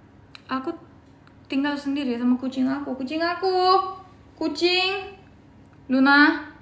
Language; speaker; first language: Indonesian; non-native, fluent; Turkish